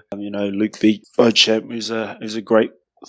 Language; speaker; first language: English; native; English